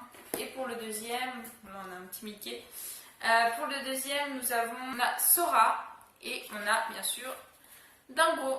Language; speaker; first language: French; native; French